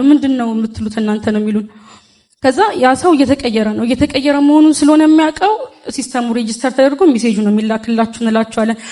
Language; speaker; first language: Amharic; native; Amharic